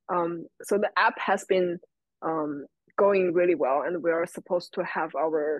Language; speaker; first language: English; non-native, fluent; Chinese